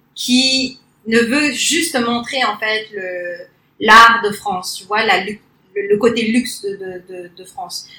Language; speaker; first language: French; early bilingual, other home language; Cantonese